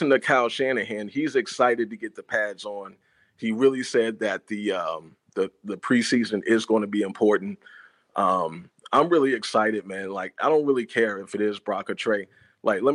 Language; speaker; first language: English; native; English